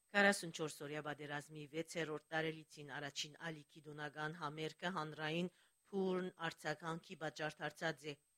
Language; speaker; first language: Armenian; early bilingual, heritage; Armenian